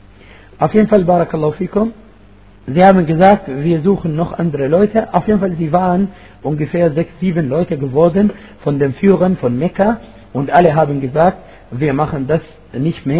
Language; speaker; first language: German; non-native, fluent; Arabic